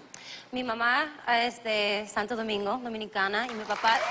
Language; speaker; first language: Spanish; early bilingual, other home language; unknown